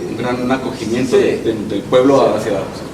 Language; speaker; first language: Spanish; native; Spanish